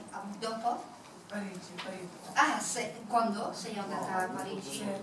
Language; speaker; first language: Italian; non-native, fluent; French